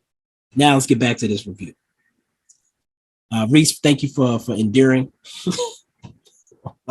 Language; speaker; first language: English; native; English